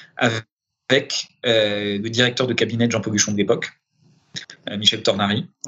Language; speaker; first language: French; early bilingual, other home language; Romanian